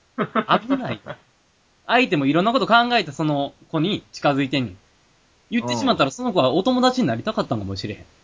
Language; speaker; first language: Japanese; native; Japanese